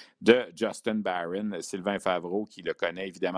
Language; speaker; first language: French; native; French